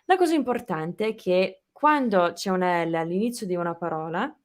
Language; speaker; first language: Italian; non-native, fluent; English